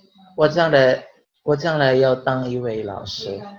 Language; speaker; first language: Chinese; non-native, learner; Filipino